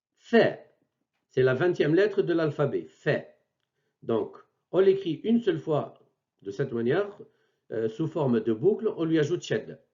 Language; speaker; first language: French; non-native, local second language; Arabic